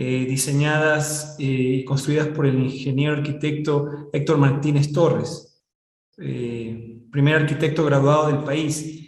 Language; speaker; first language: Spanish; native; Spanish